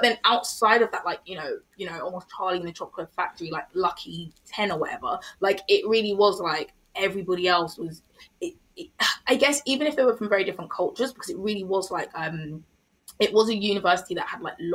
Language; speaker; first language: English; native; English